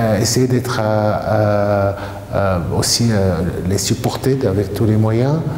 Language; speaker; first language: French; non-native, fluent; Arabic